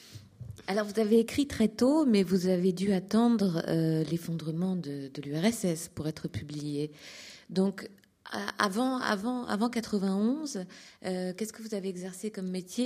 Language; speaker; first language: French; native; French